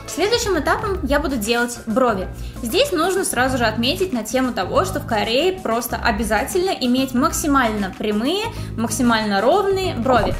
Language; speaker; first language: Russian; native; Russian